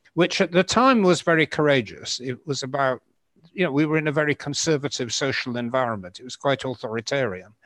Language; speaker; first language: English; native; English